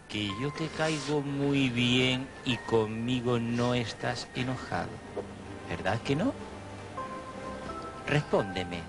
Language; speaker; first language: Spanish; native; Spanish